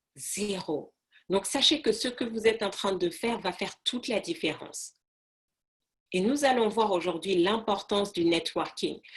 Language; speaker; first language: French; non-native, local second language; Arabic